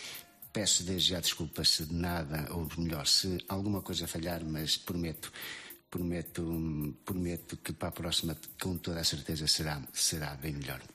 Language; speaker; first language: Portuguese; native; Portuguese